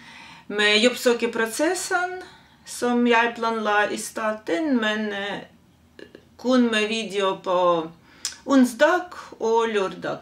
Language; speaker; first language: Norwegian; non-native, fluent; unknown